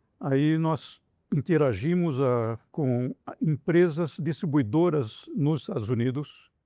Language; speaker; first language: Portuguese; native; Portuguese